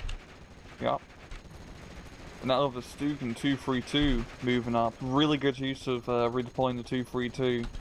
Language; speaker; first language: English; native; English